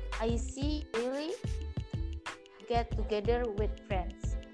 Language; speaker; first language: English; non-native, learner; Indonesian